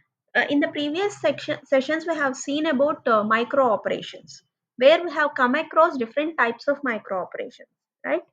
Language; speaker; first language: English; non-native, local second language; Telugu